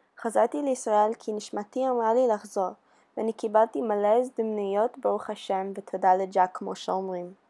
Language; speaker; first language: Hebrew; early bilingual, heritage; Hebrew